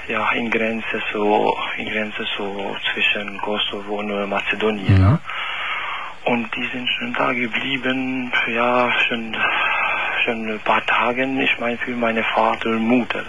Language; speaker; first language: German; non-native, learner; Albanian